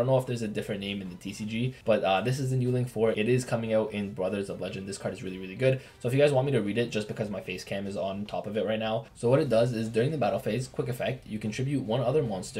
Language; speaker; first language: English; native; English